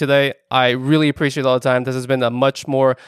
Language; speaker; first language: English; native; English